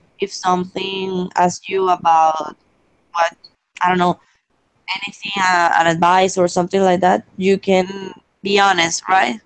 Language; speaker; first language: English; non-native, learner; Spanish